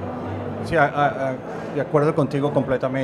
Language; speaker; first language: Spanish; early bilingual, heritage; Spanish